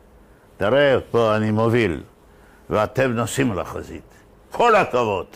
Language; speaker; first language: Hebrew; non-native, fluent; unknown